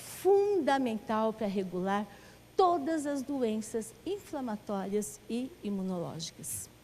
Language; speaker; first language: Portuguese; native; Portuguese